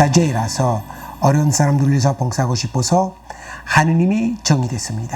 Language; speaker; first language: Korean; non-native, fluent; Italian